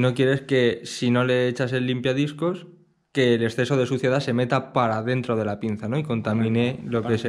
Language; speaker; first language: Spanish; native; Spanish